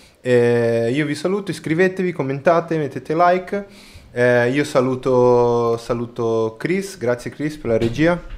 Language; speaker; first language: Italian; non-native, fluent; Portuguese